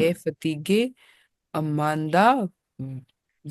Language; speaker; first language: French; non-native, learner; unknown